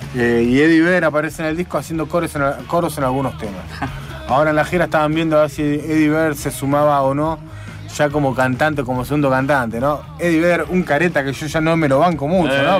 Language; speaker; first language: Spanish; native; Spanish